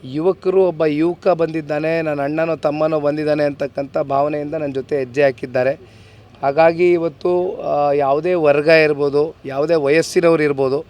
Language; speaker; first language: Kannada; native; Kannada